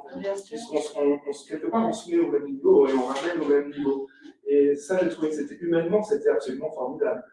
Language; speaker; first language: French; native; French